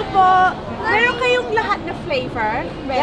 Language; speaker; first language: Filipino; early bilingual, heritage; Filipino